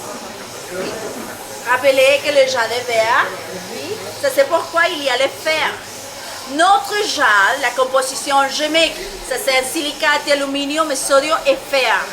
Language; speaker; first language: French; non-native, learner; Spanish